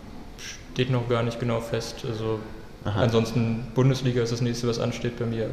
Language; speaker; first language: German; native; German